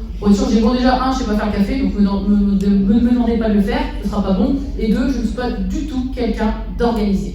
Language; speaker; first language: French; native; French